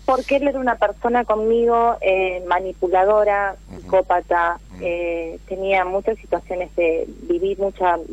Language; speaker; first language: Spanish; native; Spanish